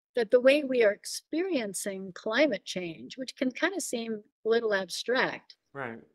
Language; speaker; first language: English; native; English